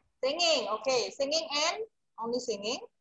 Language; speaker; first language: English; non-native, fluent; Indonesian